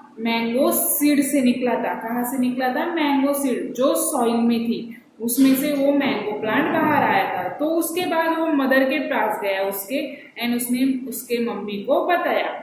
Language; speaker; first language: Hindi; non-native, local second language; Marathi